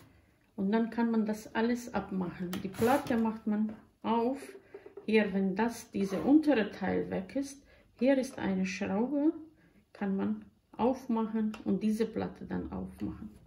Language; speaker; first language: German; non-native, learner; Croatian